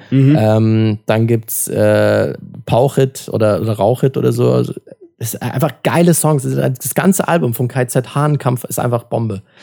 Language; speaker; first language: German; early bilingual, other home language; Turkish